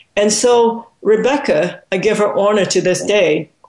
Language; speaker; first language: English; non-native, local second language; Cantonese